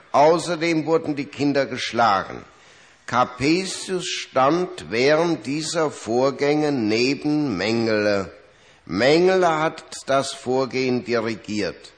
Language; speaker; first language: German; native; German